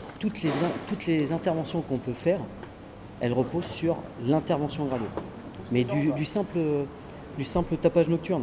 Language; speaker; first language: French; native; French